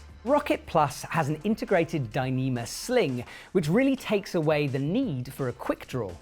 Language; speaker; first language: English; native; English